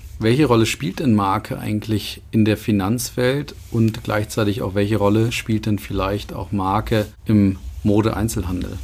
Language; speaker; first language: German; native; German